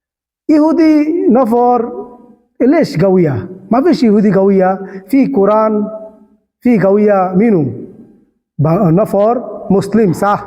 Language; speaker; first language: Arabic; non-native, learner; Bangla